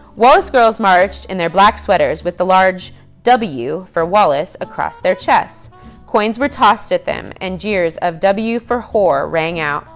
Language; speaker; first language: English; native; English